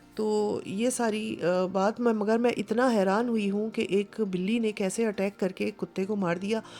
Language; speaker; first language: Urdu; native; Urdu